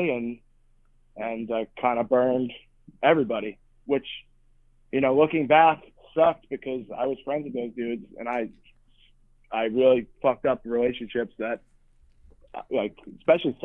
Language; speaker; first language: English; native; English